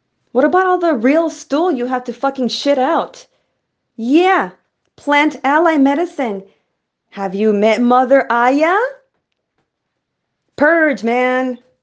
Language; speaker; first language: English; early bilingual, other home language; Spanish